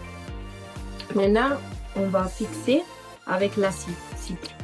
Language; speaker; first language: French; non-native, learner; Italian